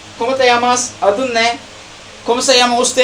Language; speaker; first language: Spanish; non-native, learner; Turkish